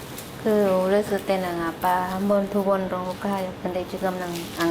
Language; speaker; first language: Korean; non-native, learner; Khmer